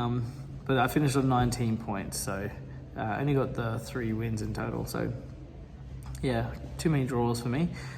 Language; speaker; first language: English; native; English